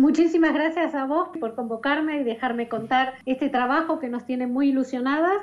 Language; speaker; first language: Spanish; native; Spanish